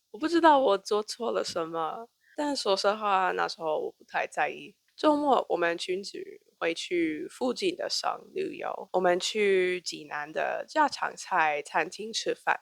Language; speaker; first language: Chinese; non-native, fluent; English